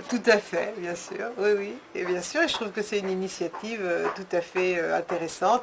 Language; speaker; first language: French; native; French